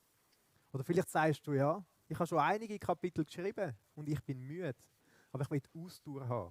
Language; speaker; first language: German; native; German